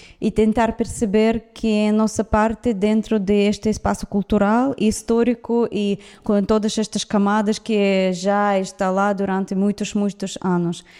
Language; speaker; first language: Portuguese; non-native, fluent; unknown